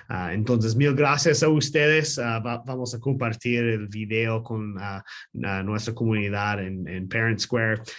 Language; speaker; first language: Spanish; non-native, learner; English